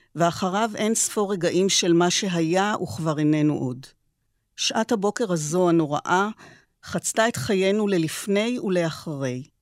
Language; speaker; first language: Hebrew; native; Hebrew